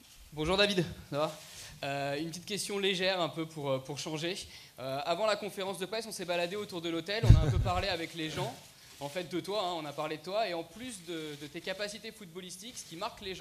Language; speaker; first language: French; native; French